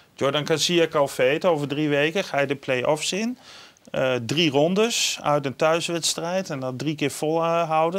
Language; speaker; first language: Dutch; native; Dutch